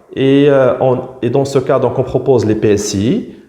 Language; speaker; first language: French; non-native, local second language; Arabic